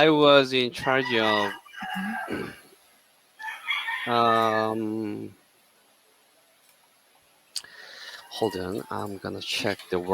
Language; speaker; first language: English; non-native, learner; Korean